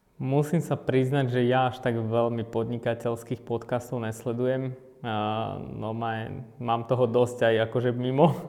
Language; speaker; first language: Slovak; early bilingual, other home language; Armenian